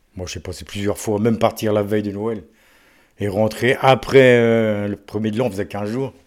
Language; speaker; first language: French; native; French